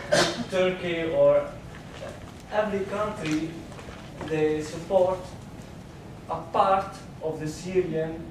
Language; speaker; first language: English; non-native, learner; Arabic